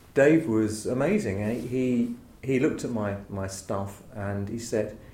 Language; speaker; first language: English; native; English